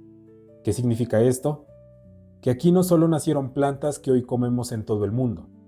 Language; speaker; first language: Spanish; native; Spanish